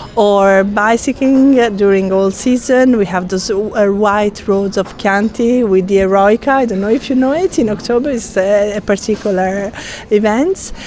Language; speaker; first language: English; non-native, fluent; Italian